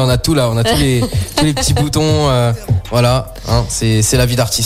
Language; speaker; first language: French; native; French